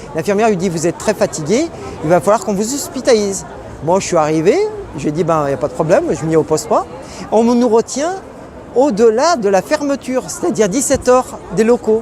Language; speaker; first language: French; native; French